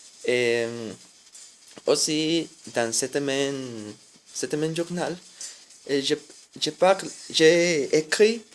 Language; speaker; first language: French; non-native, learner; Spanish